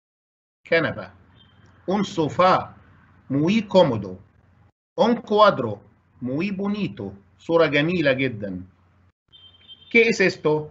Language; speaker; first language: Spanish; non-native, fluent; Arabic